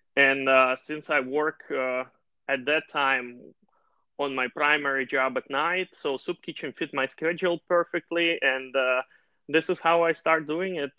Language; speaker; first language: English; non-native, fluent; Russian